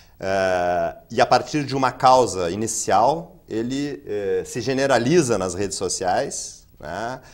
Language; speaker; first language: Portuguese; native; Portuguese